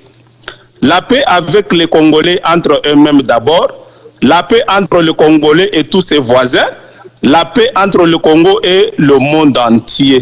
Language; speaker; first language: French; non-native, local second language; Lingala